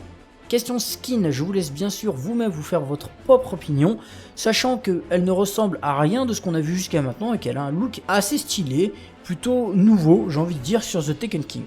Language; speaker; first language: French; native; French